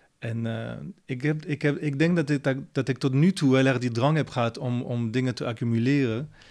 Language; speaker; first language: Dutch; non-native, fluent; French